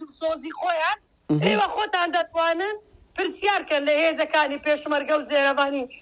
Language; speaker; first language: Central Kurdish; non-native, local second language; Azerbaijani